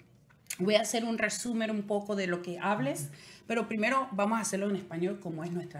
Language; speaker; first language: Spanish; native; Spanish